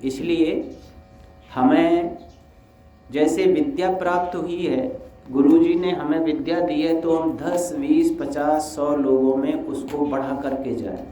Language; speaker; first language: Hindi; native; Hindi